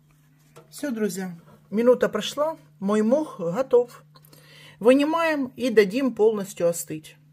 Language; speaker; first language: Russian; native; Russian